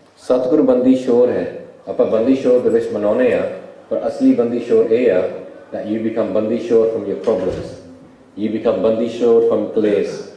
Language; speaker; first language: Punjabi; early bilingual, heritage; Punjabi